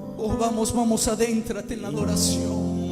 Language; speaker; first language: Spanish; native; Spanish